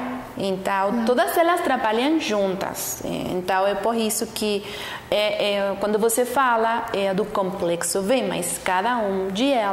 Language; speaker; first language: Portuguese; non-native, learner; Spanish